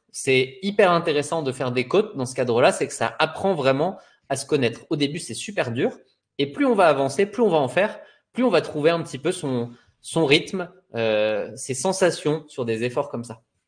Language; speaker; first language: French; native; French